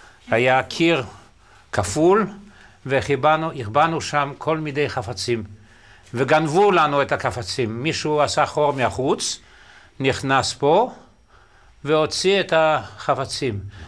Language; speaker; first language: Hebrew; non-native, fluent; Polish